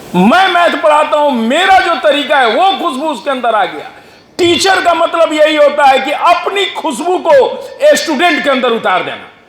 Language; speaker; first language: Hindi; non-native, local second language; Bhojpuri